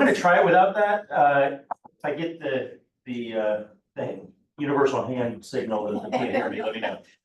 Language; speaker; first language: English; native; English